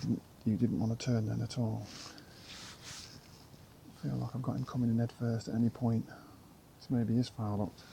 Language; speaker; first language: English; native; English